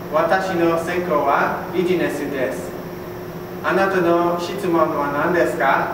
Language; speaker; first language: Japanese; non-native, learner; English